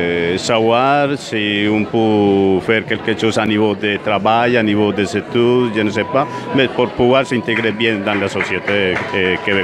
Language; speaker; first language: French; non-native, fluent; Spanish